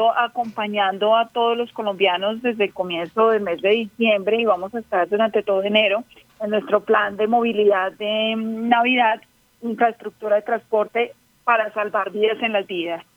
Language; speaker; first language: Spanish; native; Spanish